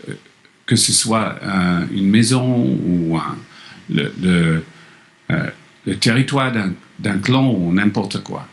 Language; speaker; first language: French; non-native, fluent; English